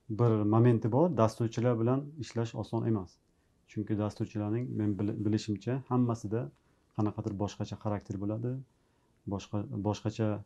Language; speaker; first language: Uzbek; native; Uzbek